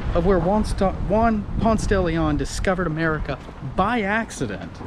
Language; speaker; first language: English; native; English